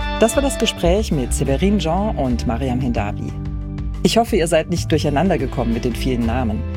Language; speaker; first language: German; native; German